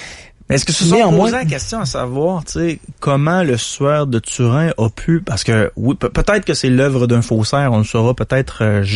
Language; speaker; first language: French; native; French